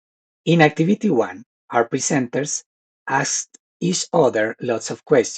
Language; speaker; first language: English; non-native, fluent; Spanish